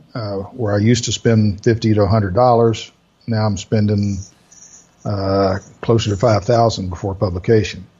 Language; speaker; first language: English; native; English